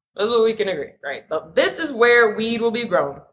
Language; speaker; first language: English; native; English